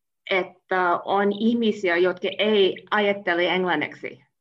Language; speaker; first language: Finnish; non-native, fluent; English